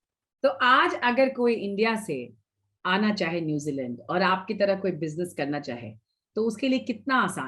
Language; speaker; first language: Hindi; native; Hindi